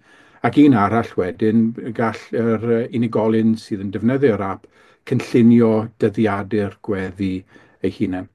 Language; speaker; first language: Welsh; native; Welsh